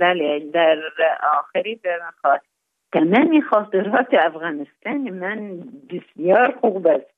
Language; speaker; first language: Persian; non-native, fluent; Arabic